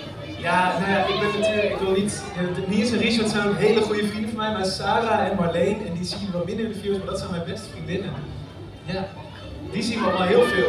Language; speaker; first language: Dutch; native; Dutch